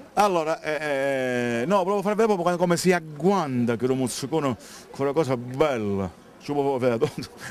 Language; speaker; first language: Italian; native; Italian